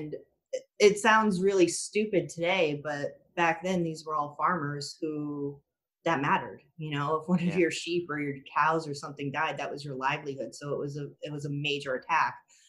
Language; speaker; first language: English; native; English